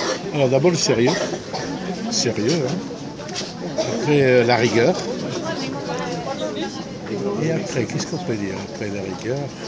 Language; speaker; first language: French; non-native, fluent; Italian